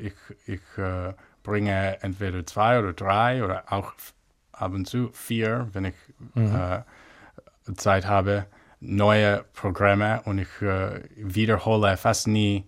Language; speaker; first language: German; non-native, fluent; English